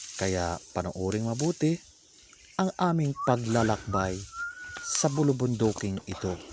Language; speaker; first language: Filipino; native; Filipino